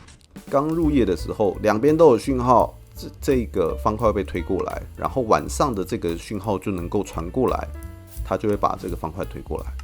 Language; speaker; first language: Chinese; native; Chinese